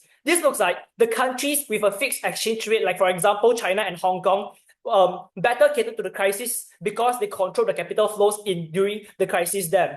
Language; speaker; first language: English; non-native, learner; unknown